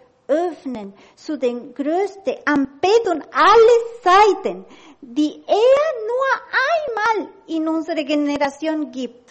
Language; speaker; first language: German; non-native, learner; Spanish